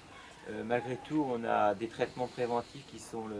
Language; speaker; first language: French; native; French